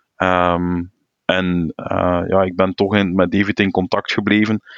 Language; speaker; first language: Dutch; native; Dutch